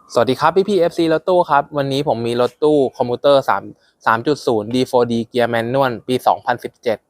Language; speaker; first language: Thai; native; Thai